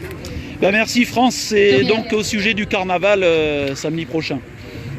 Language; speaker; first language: French; native; French